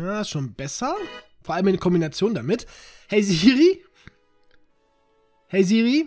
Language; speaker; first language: German; native; German